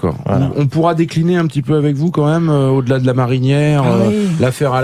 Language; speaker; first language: French; native; French